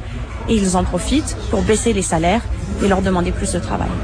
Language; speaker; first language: French; native; French